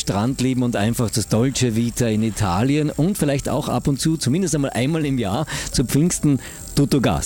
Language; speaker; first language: German; native; German